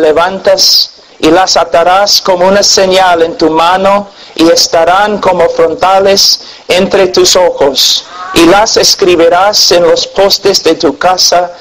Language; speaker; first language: Spanish; non-native, fluent; English